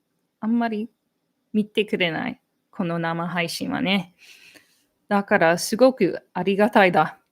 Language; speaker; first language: Japanese; non-native, fluent; English